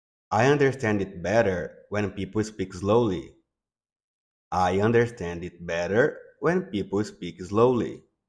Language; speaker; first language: English; non-native, fluent; Portuguese